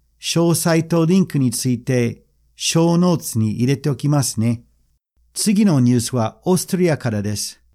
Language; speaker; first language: Japanese; non-native, fluent; English